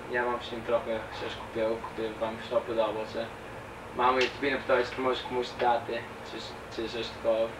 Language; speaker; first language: Ukrainian; early bilingual, heritage; Ukrainian